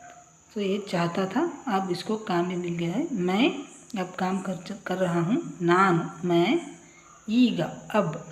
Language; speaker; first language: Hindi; non-native, local second language; Kannada